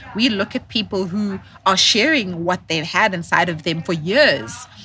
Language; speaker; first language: English; non-native, local second language; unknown